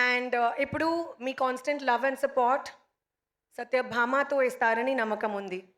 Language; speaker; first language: Telugu; non-native, learner; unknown